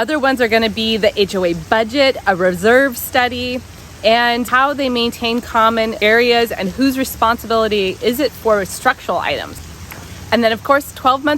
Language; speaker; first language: English; native; English